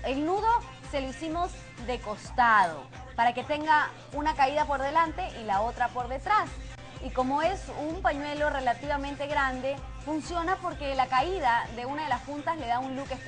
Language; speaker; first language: Spanish; native; Spanish